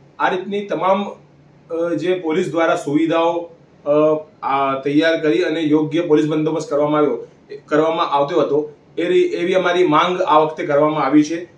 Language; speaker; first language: Gujarati; native; Gujarati